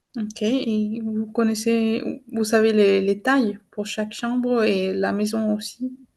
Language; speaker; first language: French; non-native, fluent; English